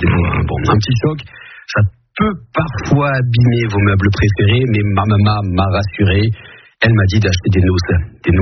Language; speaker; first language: French; native; French